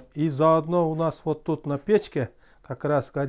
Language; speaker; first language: Russian; non-native, local second language; Kyrgyz